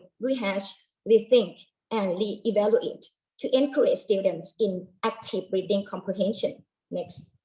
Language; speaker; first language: English; non-native, learner; Thai